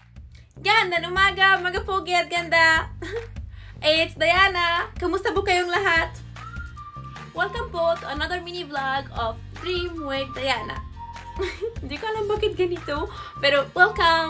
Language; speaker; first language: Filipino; non-native, learner; English